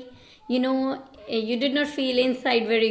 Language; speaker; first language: English; non-native, local second language; Urdu